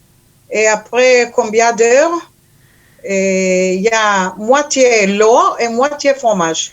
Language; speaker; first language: French; non-native, learner; Hebrew